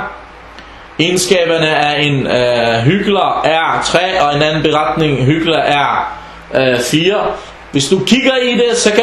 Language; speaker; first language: Danish; early bilingual, other home language; Arabic